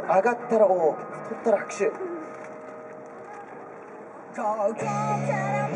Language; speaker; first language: Japanese; native; Japanese